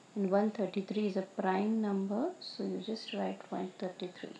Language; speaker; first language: English; non-native, local second language; Hindi